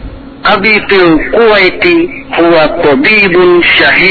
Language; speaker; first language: Arabic; non-native, learner; Indonesian